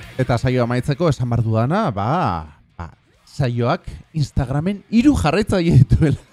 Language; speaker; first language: Basque; non-native, fluent; Spanish